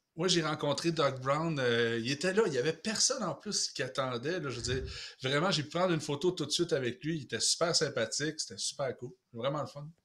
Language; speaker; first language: French; native; French